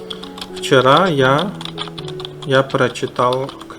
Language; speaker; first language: Russian; non-native, fluent; Uzbek